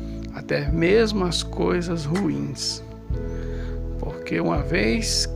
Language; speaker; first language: Portuguese; native; Portuguese